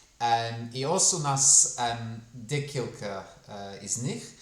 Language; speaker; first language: Ukrainian; non-native, fluent; English